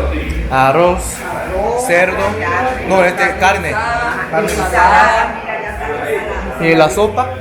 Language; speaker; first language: Spanish; non-native, learner; Korean